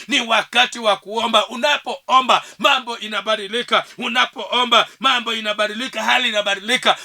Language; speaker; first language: Swahili; non-native, local second language; Luo (Kenya and Tanzania)